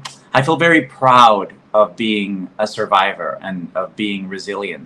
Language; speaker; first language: English; non-native, fluent; Spanish